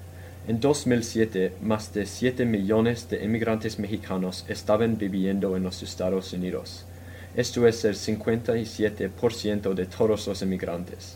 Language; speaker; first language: Spanish; non-native, fluent; English